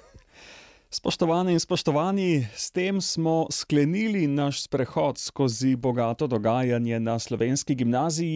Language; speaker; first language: Slovenian; native; Slovenian